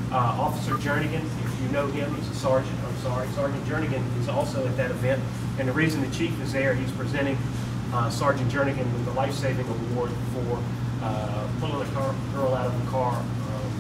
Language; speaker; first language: English; native; English